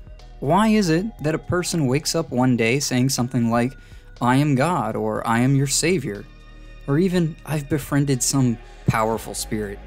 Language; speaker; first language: English; native; English